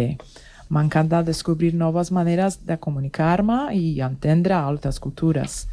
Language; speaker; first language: Catalan; non-native, learner; Portuguese